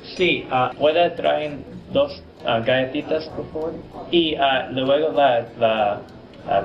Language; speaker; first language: Spanish; non-native, learner; English